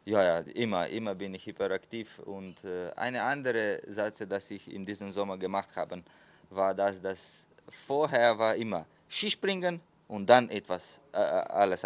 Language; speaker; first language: German; non-native, fluent; Slovenian